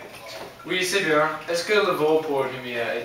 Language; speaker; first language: French; non-native, learner; English